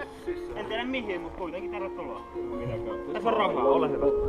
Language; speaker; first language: Finnish; native; Finnish